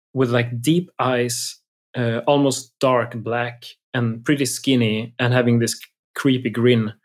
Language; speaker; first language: English; non-native, fluent; Swedish